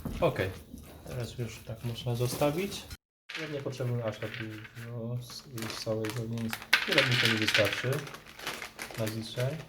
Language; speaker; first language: Polish; non-native, fluent; Vietnamese